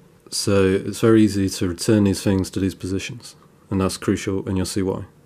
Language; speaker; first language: English; native; English